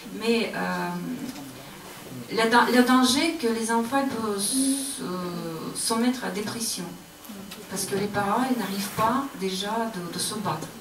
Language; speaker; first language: French; non-native, learner; Russian